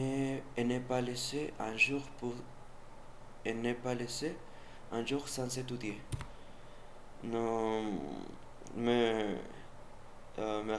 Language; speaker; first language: French; non-native, learner; Spanish